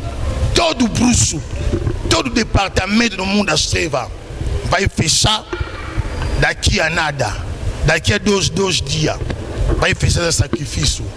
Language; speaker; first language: Portuguese; non-native, learner; Lingala